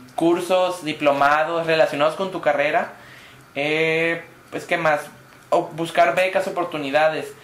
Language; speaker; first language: Spanish; native; Spanish